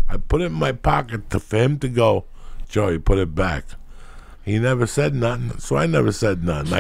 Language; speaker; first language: English; native; English